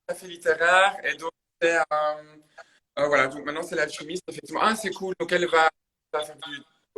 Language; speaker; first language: French; native; French